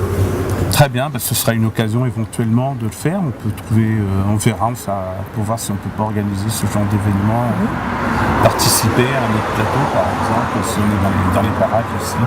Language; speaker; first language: French; native; French